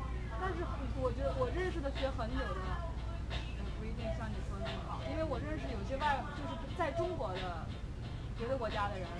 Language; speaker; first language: Chinese; native; Chinese